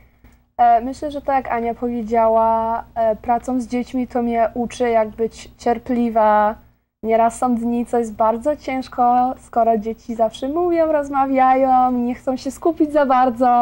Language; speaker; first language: Polish; early bilingual, heritage; Polish